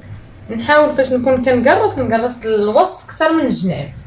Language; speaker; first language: Arabic; native; Arabic